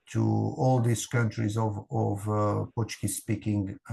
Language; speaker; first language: English; non-native, fluent; Portuguese